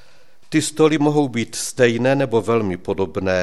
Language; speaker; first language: Czech; native; Czech